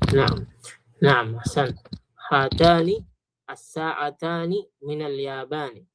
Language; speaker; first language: Arabic; non-native, fluent; Filipino